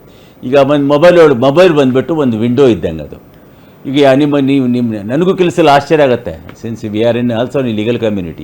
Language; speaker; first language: Kannada; native; Kannada